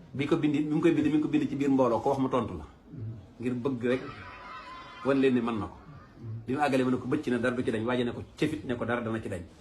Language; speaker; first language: Wolof; native; Wolof